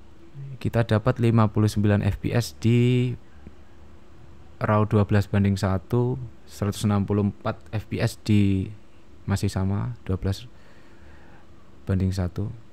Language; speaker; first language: Indonesian; native; Indonesian